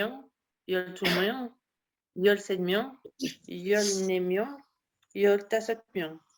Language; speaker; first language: Korean; non-native, learner; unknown